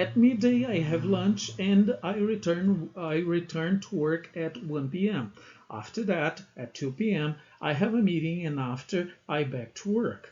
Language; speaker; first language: English; non-native, learner; Portuguese